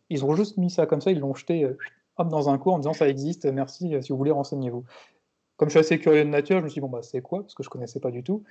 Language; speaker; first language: French; native; French